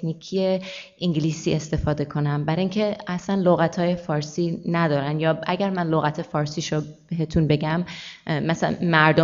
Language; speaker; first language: Persian; early bilingual, heritage; Persian